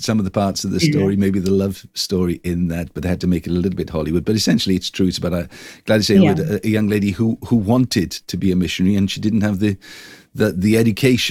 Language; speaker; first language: English; native; English